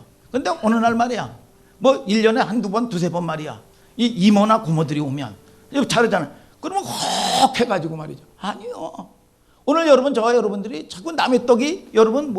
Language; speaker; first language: Korean; native; Korean